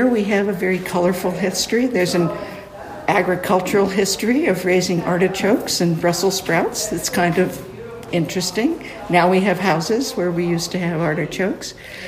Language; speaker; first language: English; native; English